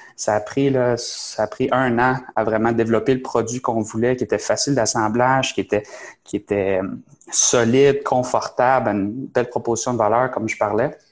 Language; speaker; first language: French; native; French